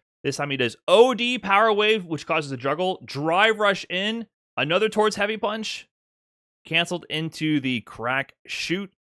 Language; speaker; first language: English; native; English